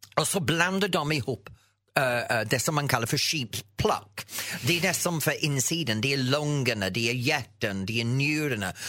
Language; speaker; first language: Swedish; non-native, fluent; English